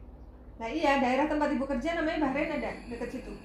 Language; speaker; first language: Indonesian; native; Indonesian